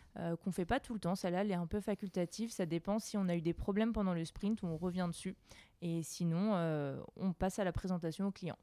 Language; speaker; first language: French; native; French